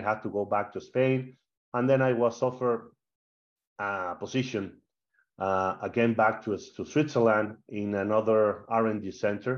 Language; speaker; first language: English; non-native, fluent; Spanish